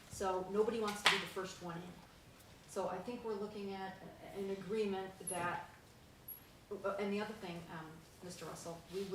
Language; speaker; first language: English; native; English